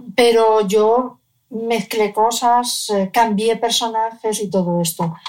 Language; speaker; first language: Spanish; native; Spanish